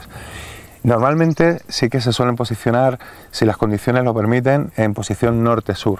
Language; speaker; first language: Spanish; native; Spanish